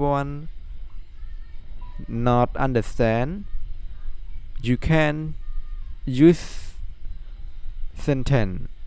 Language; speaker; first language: English; non-native, learner; Khmer